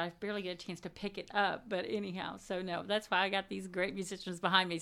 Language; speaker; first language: English; native; English